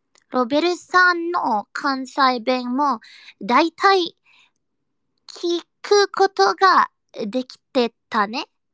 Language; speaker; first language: Japanese; non-native, learner; Indonesian